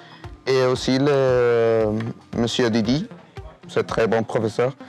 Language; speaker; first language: French; non-native, fluent; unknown